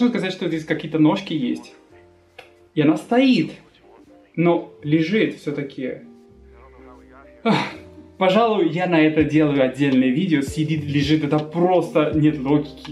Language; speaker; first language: Russian; non-native, fluent; Spanish